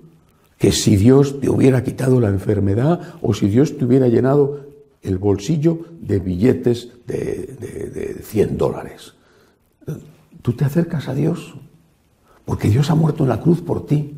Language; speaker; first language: Spanish; native; Spanish